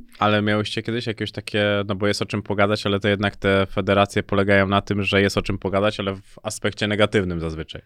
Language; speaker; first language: Polish; native; Polish